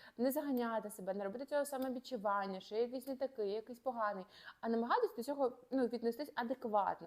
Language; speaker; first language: Ukrainian; native; Ukrainian